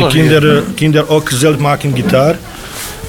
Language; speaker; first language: Dutch; non-native, learner; Bosnian